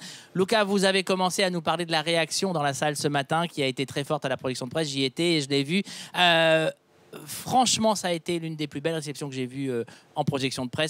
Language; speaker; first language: French; native; French